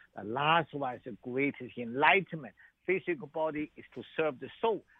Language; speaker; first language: English; non-native, learner; Chinese